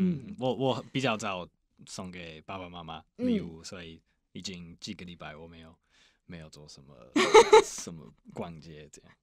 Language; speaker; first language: Chinese; non-native, fluent; English